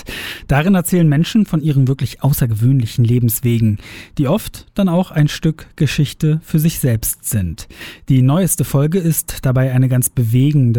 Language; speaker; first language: German; native; German